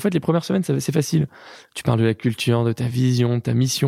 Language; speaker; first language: French; native; French